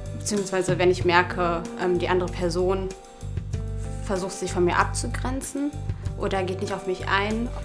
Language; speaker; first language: German; early bilingual, other home language; Arabic